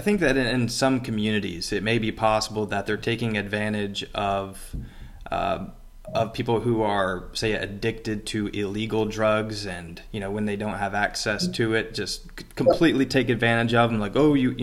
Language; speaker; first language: English; native; English